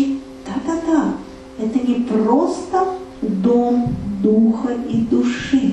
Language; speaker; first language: Russian; native; Russian